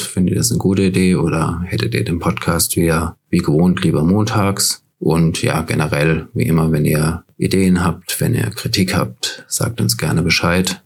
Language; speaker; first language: German; native; German